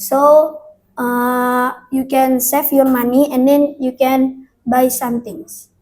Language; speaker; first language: English; non-native, learner; Indonesian